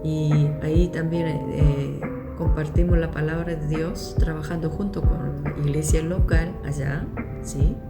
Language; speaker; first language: Spanish; non-native, local second language; Korean